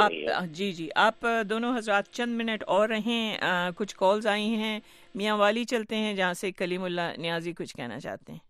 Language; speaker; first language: Urdu; native; Urdu